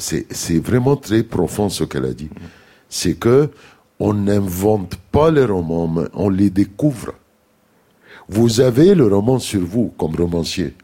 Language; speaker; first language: French; non-native, fluent; Arabic